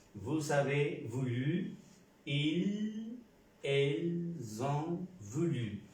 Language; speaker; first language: French; non-native, fluent; Spanish